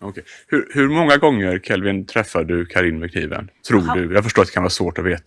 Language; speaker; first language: Swedish; native; Swedish